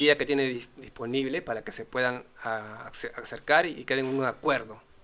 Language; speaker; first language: Spanish; native; Spanish